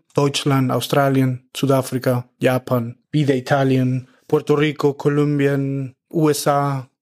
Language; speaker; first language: German; non-native, fluent; Spanish